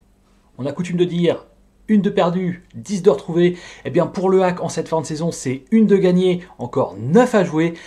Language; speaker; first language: French; native; French